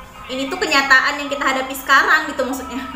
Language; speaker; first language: Indonesian; native; Indonesian